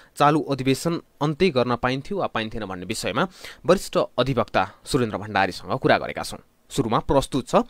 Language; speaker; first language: Nepali; native; Nepali